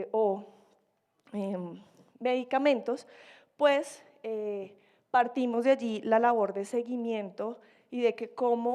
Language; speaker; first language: Spanish; native; Spanish